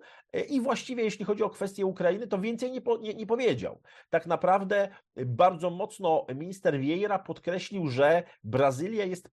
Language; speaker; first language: Polish; native; Polish